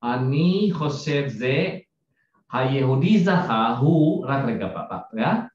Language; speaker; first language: Hebrew; non-native, learner; Indonesian